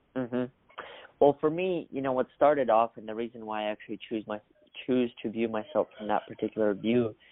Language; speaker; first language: English; early bilingual, other home language; Russian